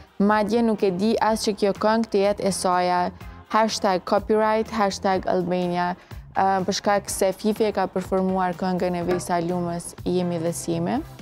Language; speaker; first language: Albanian; native; Albanian